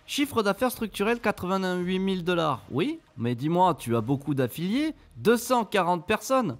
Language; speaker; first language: French; native; French